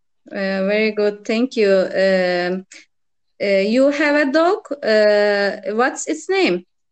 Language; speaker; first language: English; non-native, learner; Turkish